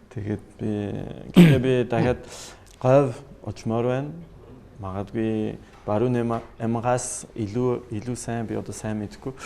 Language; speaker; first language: Mongolian; non-native, learner; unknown